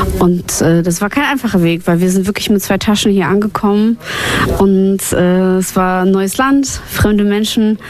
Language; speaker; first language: German; early bilingual, other home language; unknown